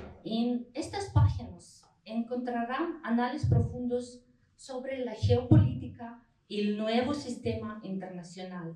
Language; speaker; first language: Spanish; non-native, fluent; Ukrainian